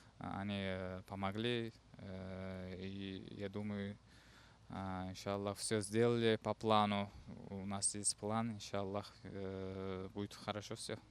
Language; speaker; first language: Russian; non-native, learner; Uzbek